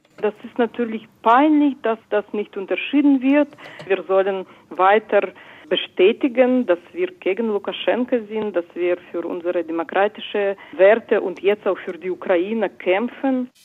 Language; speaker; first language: German; non-native, fluent; Russian